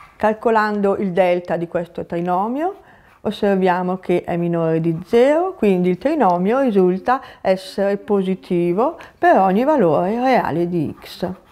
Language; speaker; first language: Italian; native; Italian